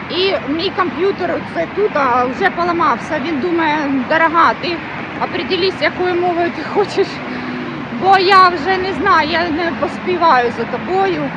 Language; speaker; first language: Ukrainian; non-native, local second language; Russian